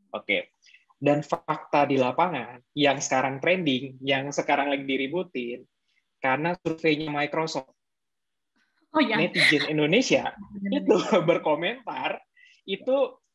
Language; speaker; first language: Indonesian; native; Indonesian